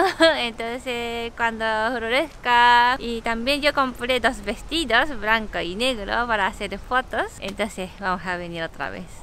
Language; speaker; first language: Spanish; non-native, learner; Japanese